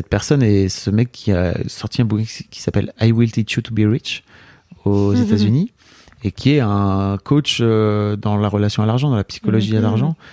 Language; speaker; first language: French; native; French